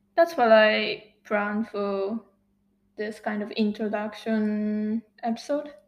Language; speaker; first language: English; non-native, fluent; Japanese